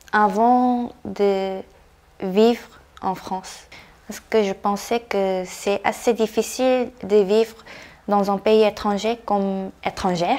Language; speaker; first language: French; non-native, fluent; Korean